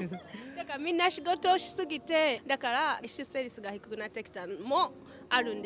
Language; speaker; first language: Japanese; non-native, learner; English